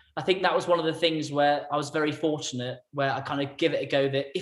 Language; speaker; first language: English; native; English